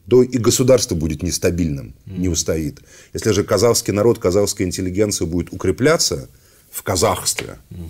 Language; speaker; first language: Russian; native; Russian